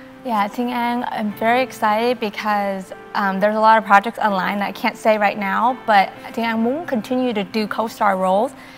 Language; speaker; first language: English; early bilingual, other home language; Vietnamese